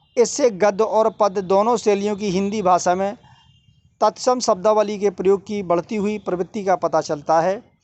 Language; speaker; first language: Hindi; native; Hindi